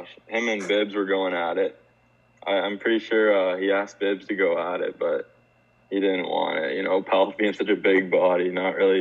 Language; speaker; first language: English; native; English